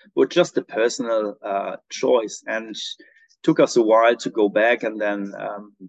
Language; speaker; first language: English; non-native, fluent; German